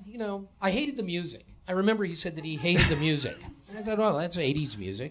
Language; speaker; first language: English; native; English